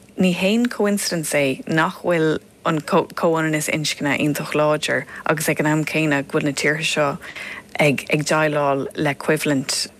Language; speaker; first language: Irish; non-native, local second language; English